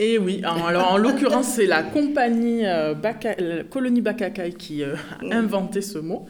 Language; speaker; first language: French; native; French